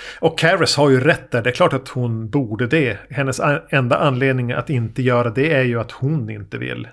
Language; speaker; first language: Swedish; native; Swedish